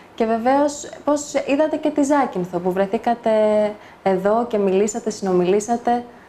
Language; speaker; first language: Greek; native; Greek